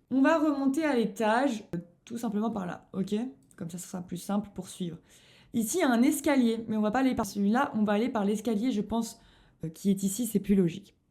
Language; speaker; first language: French; native; French